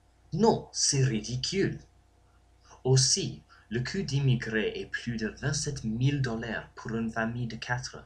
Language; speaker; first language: French; non-native, learner; English